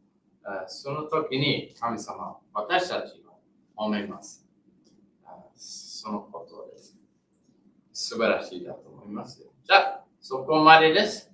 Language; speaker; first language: Japanese; non-native, fluent; English